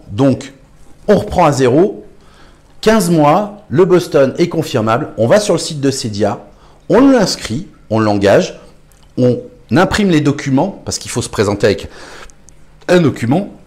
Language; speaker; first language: French; native; French